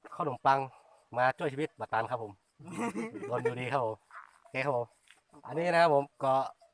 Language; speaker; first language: Thai; native; Thai